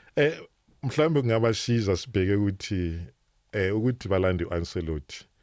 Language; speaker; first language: Zulu; non-native, local second language; Northern Sotho